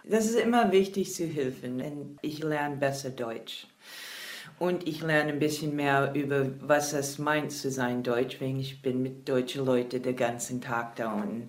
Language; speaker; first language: German; non-native, learner; English